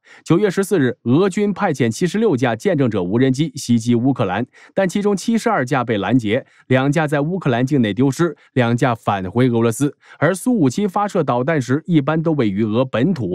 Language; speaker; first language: Chinese; native; Chinese